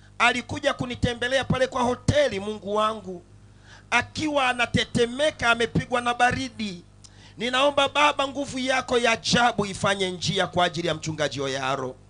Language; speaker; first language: Swahili; non-native, local second language; Sukuma